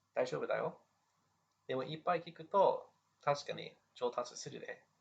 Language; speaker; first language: Japanese; non-native, fluent; English